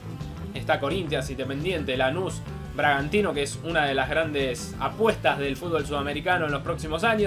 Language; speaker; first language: Spanish; native; Spanish